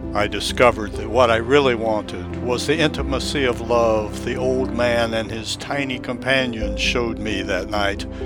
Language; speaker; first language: English; non-native, fluent; Japanese